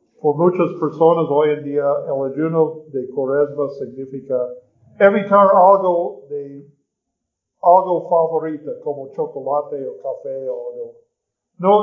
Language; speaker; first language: Spanish; non-native, learner; English